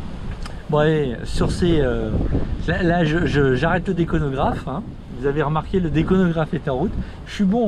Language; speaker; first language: French; native; French